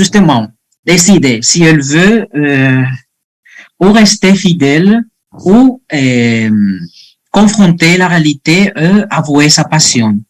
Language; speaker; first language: French; non-native, fluent; Spanish